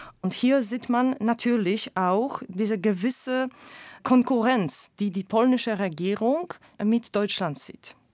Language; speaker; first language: German; non-native, fluent; Polish